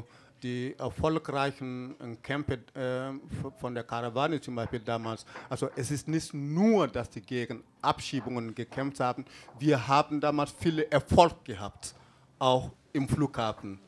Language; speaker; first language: German; non-native, fluent; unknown